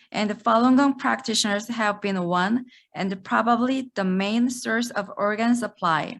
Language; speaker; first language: English; non-native, fluent; Korean